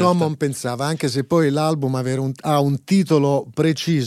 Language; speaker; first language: Italian; native; Italian